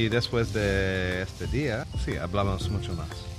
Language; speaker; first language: Spanish; non-native, learner; English